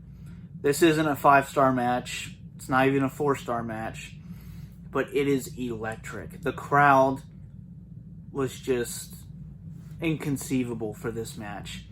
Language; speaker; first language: English; native; English